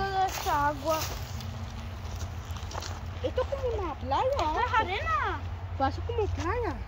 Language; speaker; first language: Spanish; early bilingual, heritage; Spanish